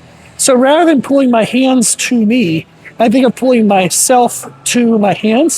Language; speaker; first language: English; native; English